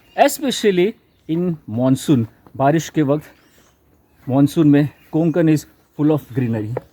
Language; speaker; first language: Hindi; non-native, local second language; Marathi